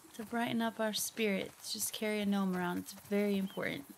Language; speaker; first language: English; native; English